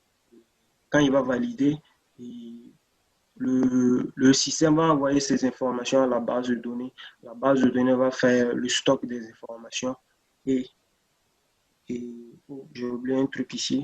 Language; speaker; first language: French; non-native, local second language; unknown